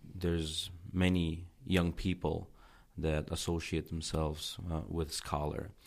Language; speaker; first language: English; non-native, fluent; Tajik